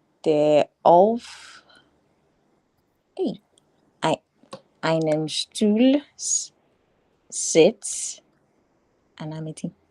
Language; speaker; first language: German; non-native, learner; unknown